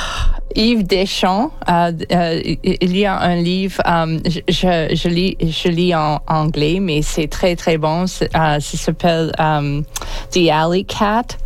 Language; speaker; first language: French; non-native, learner; English